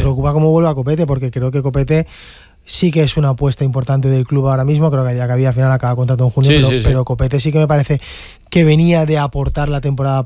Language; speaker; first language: Spanish; native; Spanish